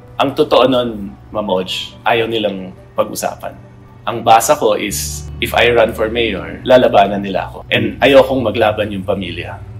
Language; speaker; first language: Filipino; native; Filipino